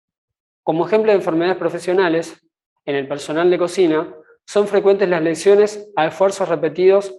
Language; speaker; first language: Spanish; native; Spanish